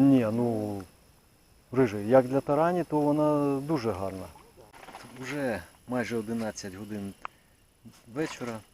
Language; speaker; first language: Ukrainian; native; Ukrainian